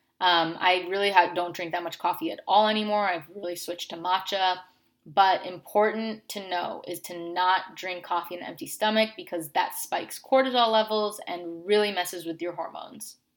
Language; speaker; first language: English; native; English